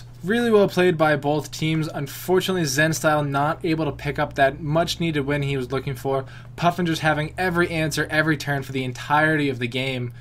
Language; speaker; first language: English; native; English